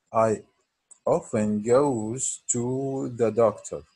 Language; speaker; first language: English; non-native, fluent; Arabic